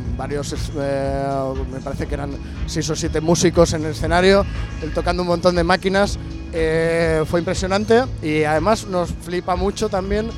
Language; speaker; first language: Spanish; native; Spanish